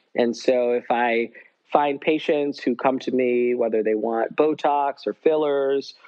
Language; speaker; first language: English; native; English